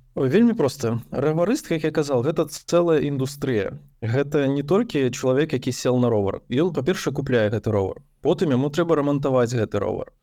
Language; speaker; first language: Belarusian; non-native, local second language; Russian